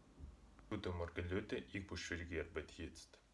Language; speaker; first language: German; non-native, learner; Russian